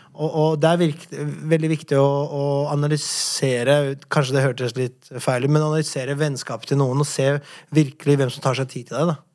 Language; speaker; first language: Norwegian; native; Norwegian